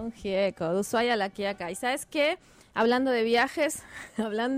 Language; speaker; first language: Spanish; native; Spanish